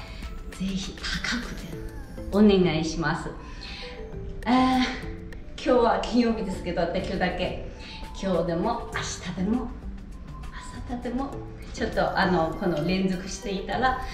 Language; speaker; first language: Japanese; non-native, fluent; Chinese